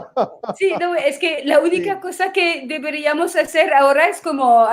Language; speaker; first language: Spanish; non-native, fluent; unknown